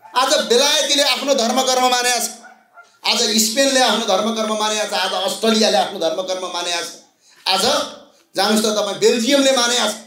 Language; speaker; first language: Nepali; native; Nepali